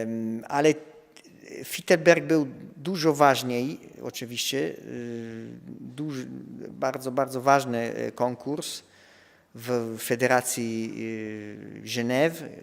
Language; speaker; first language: Polish; non-native, fluent; Italian